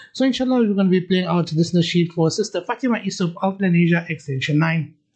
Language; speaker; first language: English; native; English